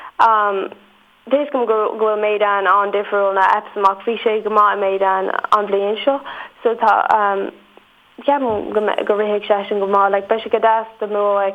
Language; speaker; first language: Irish; non-native, local second language; English